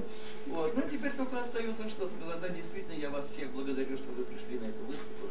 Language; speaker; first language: Russian; native; Russian